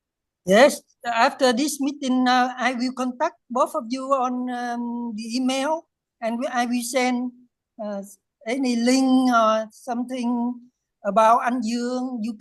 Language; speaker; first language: English; non-native, learner; Vietnamese